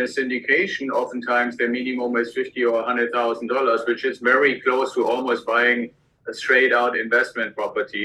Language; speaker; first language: English; non-native, fluent; German